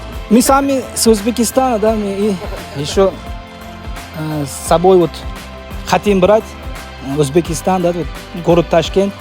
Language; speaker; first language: Russian; non-native, local second language; Uzbek